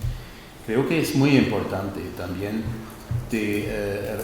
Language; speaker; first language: Spanish; non-native, fluent; German